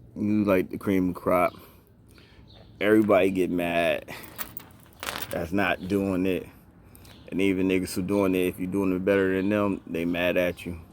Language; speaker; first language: English; native; English